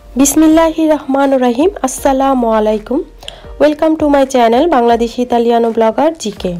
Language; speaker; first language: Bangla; native; Bangla